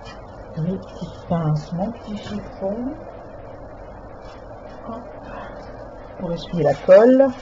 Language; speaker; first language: French; native; French